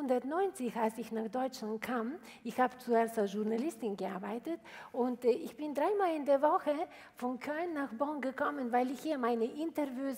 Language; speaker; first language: German; non-native, fluent; Bulgarian